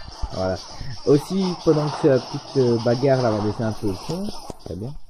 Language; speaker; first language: French; native; French